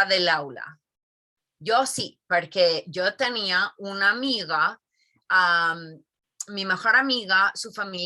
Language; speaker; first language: Spanish; non-native, fluent; English